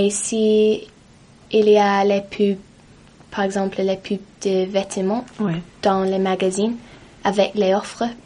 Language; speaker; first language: French; non-native, learner; English